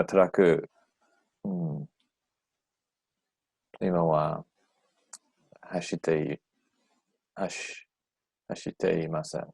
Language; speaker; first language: Japanese; non-native, learner; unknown